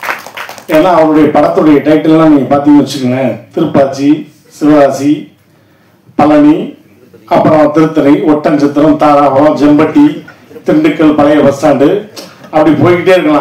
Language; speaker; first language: Tamil; native; Tamil